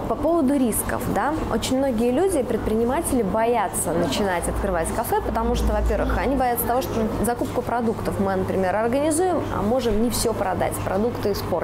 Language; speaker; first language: Russian; native; Russian